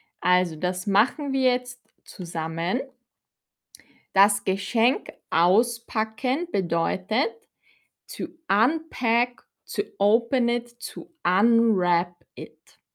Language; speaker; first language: German; non-native, fluent; Filipino